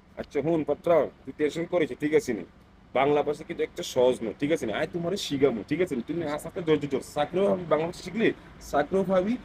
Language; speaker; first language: Bangla; non-native, fluent; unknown